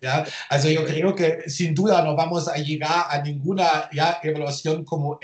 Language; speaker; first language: Spanish; non-native, fluent; German